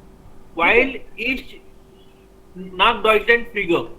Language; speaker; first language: German; non-native, learner; Hindi